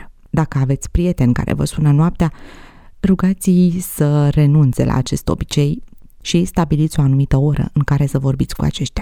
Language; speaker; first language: Romanian; native; Romanian